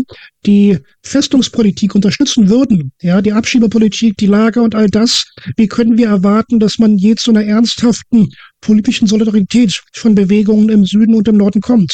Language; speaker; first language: German; native; German